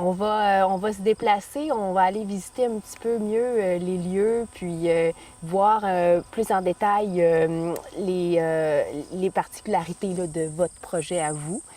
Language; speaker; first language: French; native; French